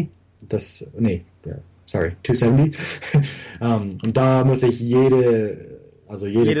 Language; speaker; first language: German; early bilingual, heritage; English